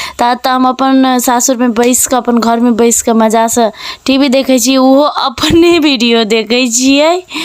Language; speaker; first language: Maithili; native; Maithili